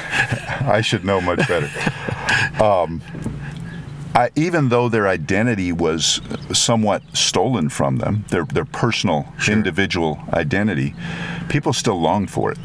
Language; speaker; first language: English; non-native, fluent; French